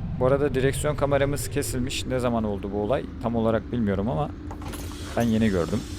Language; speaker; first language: Turkish; native; Turkish